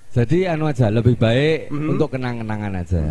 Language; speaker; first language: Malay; non-native, local second language; Javanese